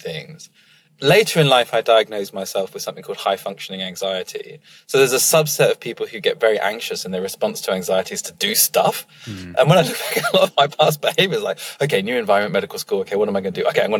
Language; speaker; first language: English; native; English